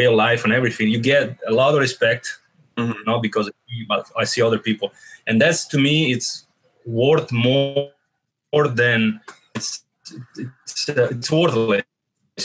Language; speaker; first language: English; non-native, fluent; Italian